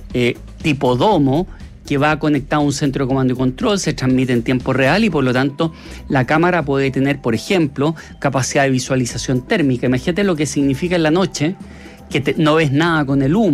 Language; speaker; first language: Spanish; native; Spanish